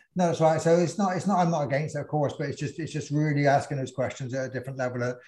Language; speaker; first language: English; native; English